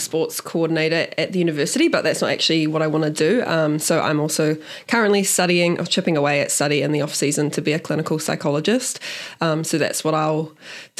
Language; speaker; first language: English; native; English